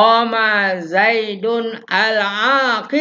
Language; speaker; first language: Arabic; non-native, fluent; Indonesian